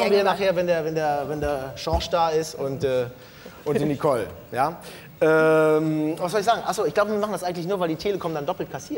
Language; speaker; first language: German; native; German